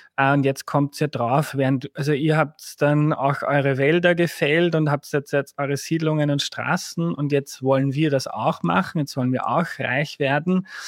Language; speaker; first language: German; native; German